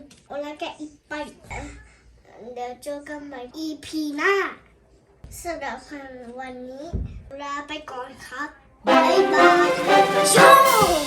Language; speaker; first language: Thai; early bilingual, heritage; Thai